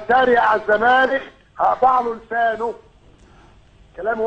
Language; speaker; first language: Arabic; native; Arabic